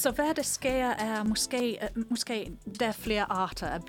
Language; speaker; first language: Danish; non-native, fluent; English